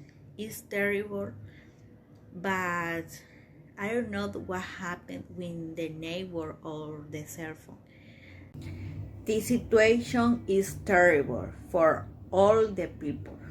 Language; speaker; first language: English; non-native, learner; Spanish